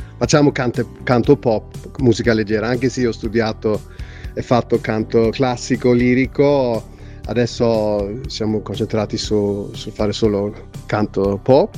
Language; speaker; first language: Italian; non-native, fluent; Swedish